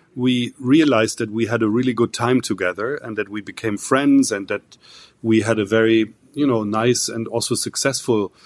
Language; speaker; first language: English; non-native, fluent; German